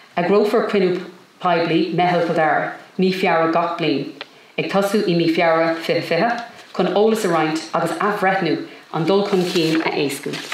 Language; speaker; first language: Irish; non-native, local second language; English